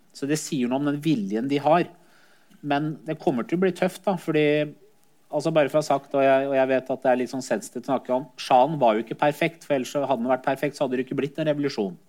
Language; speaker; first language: Norwegian; early bilingual, other home language; Persian